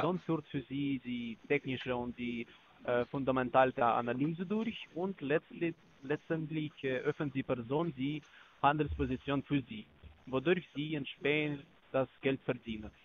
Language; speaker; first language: German; non-native, learner; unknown